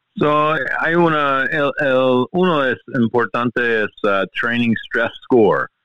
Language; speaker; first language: Spanish; non-native, learner; English